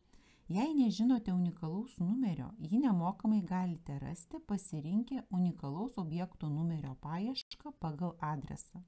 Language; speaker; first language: Lithuanian; native; Lithuanian